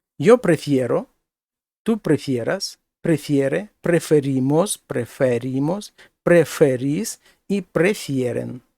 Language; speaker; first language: Spanish; non-native, fluent; Ukrainian